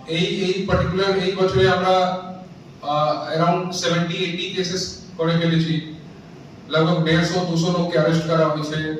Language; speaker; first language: Hindi; native; Hindi